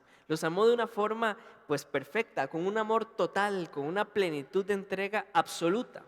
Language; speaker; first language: Spanish; native; Spanish